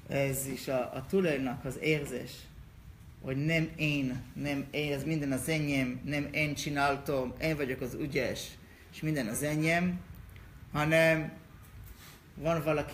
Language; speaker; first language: Hungarian; non-native, learner; Hebrew